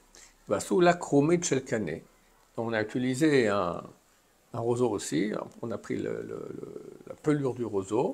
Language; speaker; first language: French; native; French